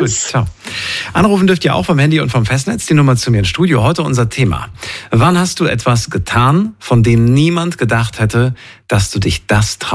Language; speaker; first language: German; native; German